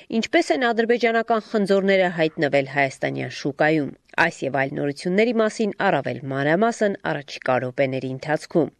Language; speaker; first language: Armenian; native; Armenian